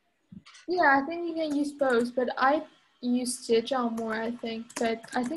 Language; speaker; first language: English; non-native, fluent; Chinese